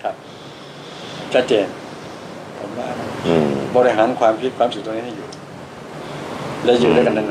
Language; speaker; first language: Thai; native; Thai